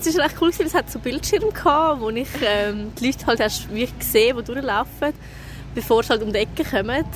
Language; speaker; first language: German; native; German